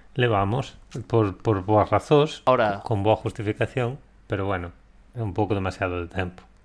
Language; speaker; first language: Galician; non-native, local second language; Spanish